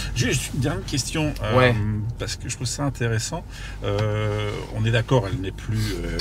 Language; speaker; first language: French; native; French